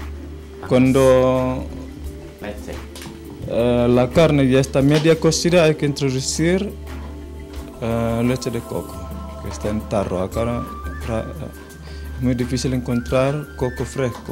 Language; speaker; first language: Spanish; non-native, fluent; Indonesian